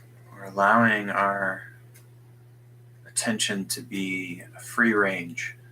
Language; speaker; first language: English; native; English